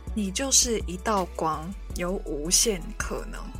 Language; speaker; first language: Chinese; non-native, local second language; Cantonese